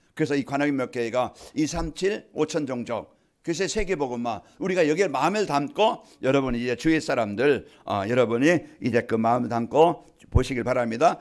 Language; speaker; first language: Korean; native; Korean